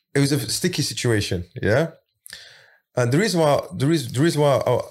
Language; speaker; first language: English; early bilingual, other home language; Arabic